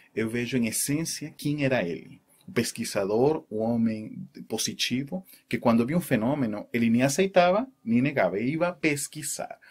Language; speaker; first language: Portuguese; non-native, fluent; Spanish